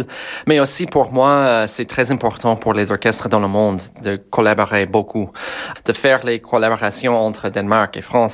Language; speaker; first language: French; non-native, fluent; English